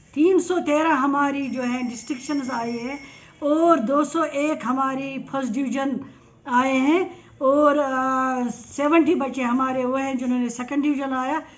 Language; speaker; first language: Hindi; non-native, local second language; Kashmiri